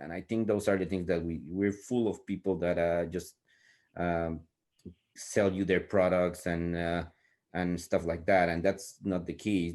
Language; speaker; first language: English; non-native, fluent; Spanish